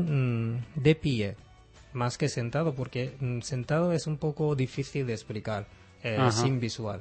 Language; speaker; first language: Spanish; non-native, fluent; Japanese